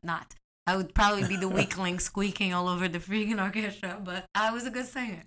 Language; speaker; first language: English; non-native, fluent; Arabic